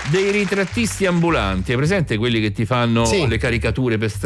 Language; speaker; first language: Italian; native; Italian